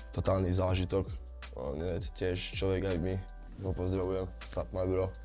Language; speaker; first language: Slovak; early bilingual, other home language; Italian